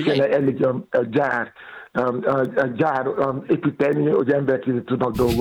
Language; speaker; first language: Hungarian; non-native, fluent; Yoruba